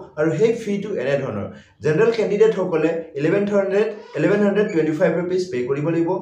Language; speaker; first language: Assamese; non-native, local second language; Karbi